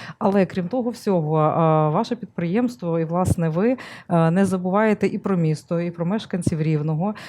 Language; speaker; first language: Ukrainian; native; Ukrainian